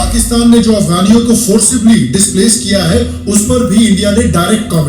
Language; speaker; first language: Hindi; native; Hindi